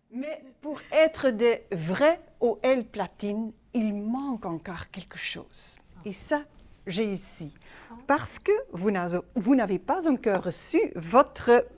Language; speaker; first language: French; non-native, local second language; Dutch